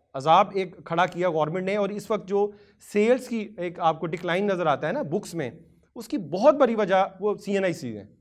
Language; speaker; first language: Urdu; non-native, local second language; Punjabi